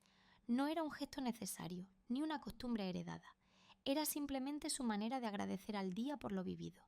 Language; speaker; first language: Spanish; native; Spanish